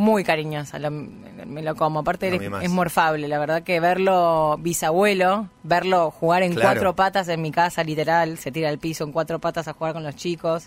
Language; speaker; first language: Spanish; native; Spanish